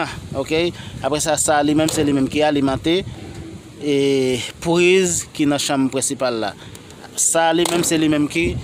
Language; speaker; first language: French; non-native, learner; Haitian Creole